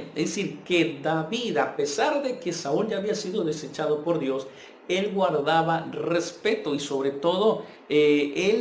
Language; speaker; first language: Spanish; native; Spanish